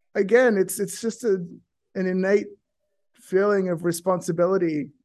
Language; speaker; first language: English; native; English